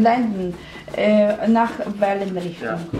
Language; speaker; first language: German; non-native, learner; Russian